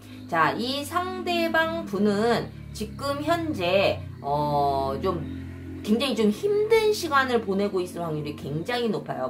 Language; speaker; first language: Korean; native; Korean